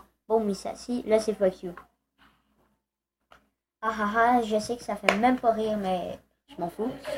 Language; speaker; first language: French; native; French